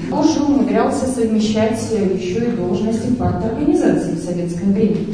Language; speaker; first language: Russian; native; Russian